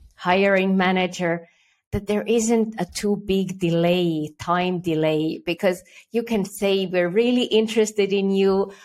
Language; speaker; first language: English; early bilingual, other home language; Estonian